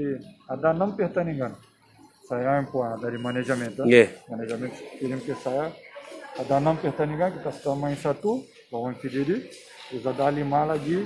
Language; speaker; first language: Indonesian; non-native, fluent; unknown